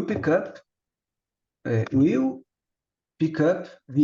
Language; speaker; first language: English; non-native, learner; Portuguese